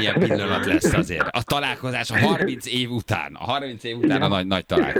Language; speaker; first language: Hungarian; native; Hungarian